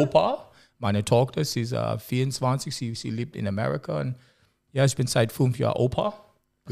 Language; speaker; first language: German; non-native, learner; English